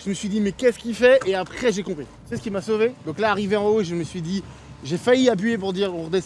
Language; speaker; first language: French; native; French